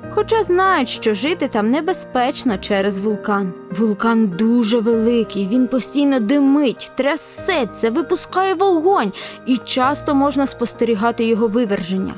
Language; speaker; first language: Ukrainian; native; Ukrainian